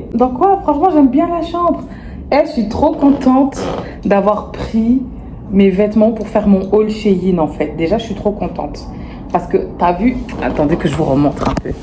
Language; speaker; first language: French; native; French